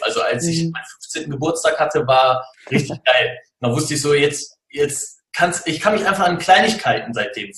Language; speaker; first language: German; native; German